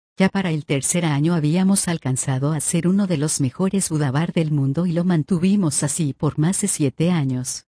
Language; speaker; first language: Spanish; native; Spanish